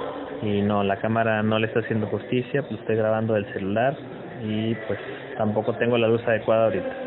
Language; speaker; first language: Spanish; native; Spanish